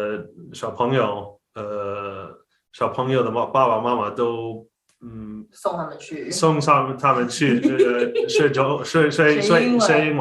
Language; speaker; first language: Chinese; non-native, learner; English